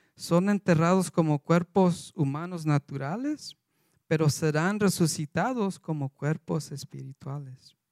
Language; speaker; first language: Spanish; early bilingual, heritage; Spanish